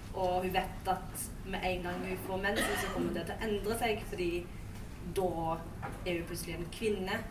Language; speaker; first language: Norwegian; early bilingual, other home language; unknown